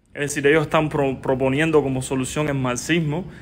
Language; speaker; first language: Spanish; native; Spanish